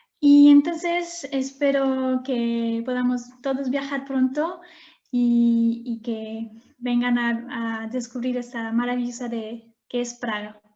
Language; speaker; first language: Spanish; non-native, fluent; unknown